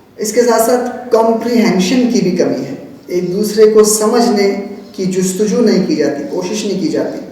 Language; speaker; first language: Urdu; non-native, local second language; Punjabi